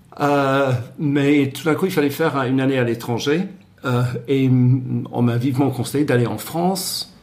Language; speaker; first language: French; non-native, fluent; English